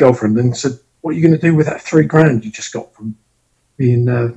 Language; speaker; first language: English; native; English